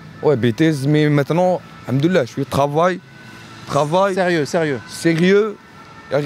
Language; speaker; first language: French; non-native, learner; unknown